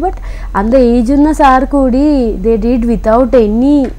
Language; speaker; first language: Telugu; non-native, learner; Malayalam